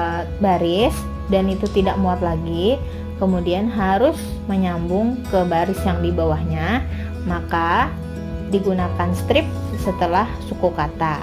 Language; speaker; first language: Indonesian; non-native, local second language; Banjar